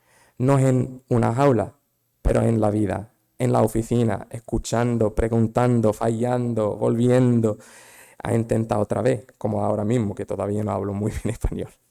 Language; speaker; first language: Spanish; non-native, fluent; Arabic